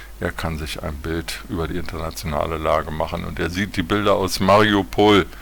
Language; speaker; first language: German; native; German